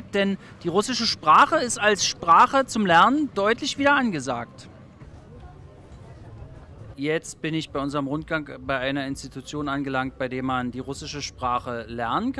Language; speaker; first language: German; native; German